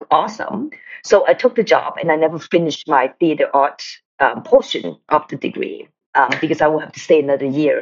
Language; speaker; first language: English; non-native, local second language; Cantonese